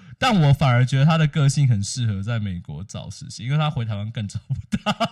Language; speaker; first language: Chinese; native; Chinese